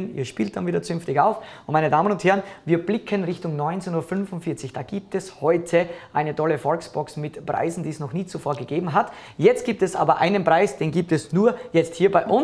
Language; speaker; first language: German; native; German